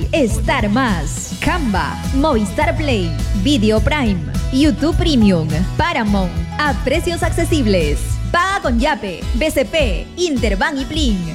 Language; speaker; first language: Spanish; native; Spanish